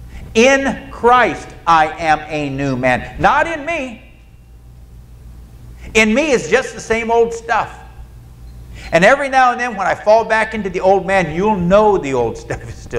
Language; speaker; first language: English; native; English